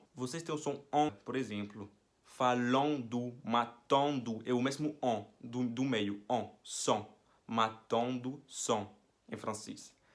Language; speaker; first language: Portuguese; non-native, fluent; French